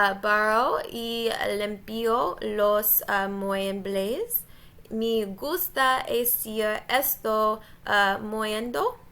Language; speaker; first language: Spanish; non-native, learner; English